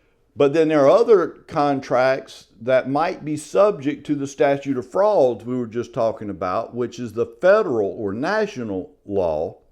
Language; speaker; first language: English; native; English